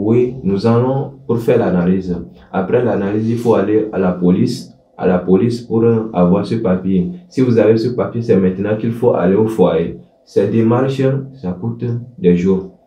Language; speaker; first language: French; non-native, local second language; Ewe